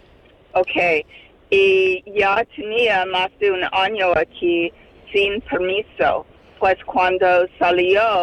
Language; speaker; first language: Spanish; non-native, fluent; English